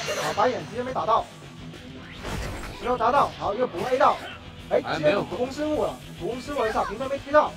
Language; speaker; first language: Chinese; native; Chinese